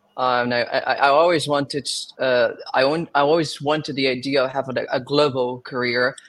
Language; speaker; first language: English; non-native, fluent; Portuguese